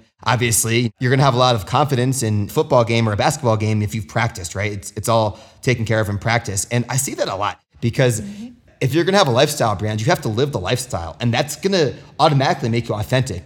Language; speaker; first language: English; native; English